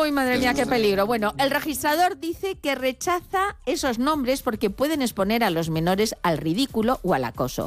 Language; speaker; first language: Spanish; native; Spanish